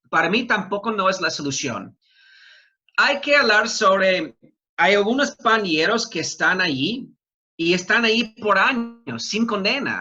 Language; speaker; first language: Spanish; non-native, fluent; English